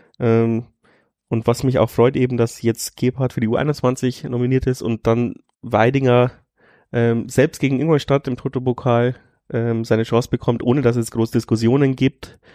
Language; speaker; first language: German; native; German